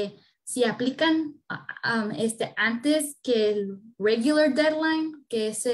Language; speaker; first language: Spanish; early bilingual, heritage; Spanish